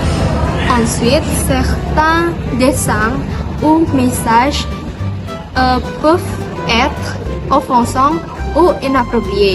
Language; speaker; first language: French; non-native, learner; Indonesian